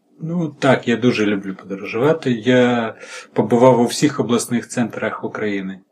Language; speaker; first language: Ukrainian; native; Ukrainian